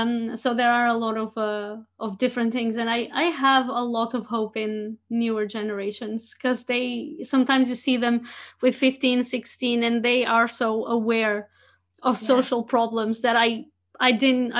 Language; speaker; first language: English; non-native, fluent; Portuguese